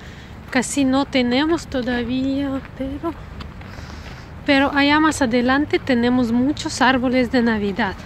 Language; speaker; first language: Spanish; non-native, fluent; Russian